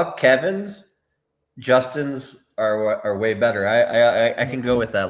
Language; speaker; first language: English; native; English